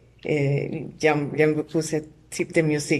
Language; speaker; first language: French; non-native, learner; Spanish